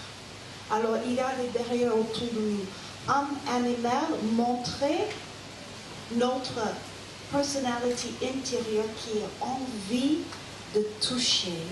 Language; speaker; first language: French; non-native, fluent; English